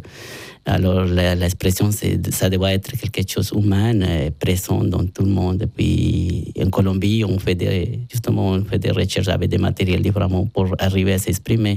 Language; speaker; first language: French; non-native, learner; Spanish